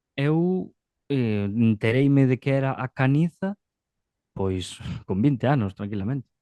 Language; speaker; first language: Galician; native; Galician